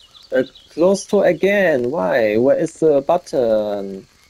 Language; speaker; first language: English; non-native, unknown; German